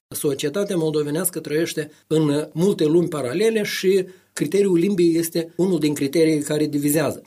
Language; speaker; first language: Romanian; native; Romanian